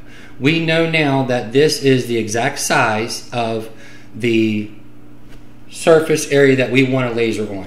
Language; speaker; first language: English; native; English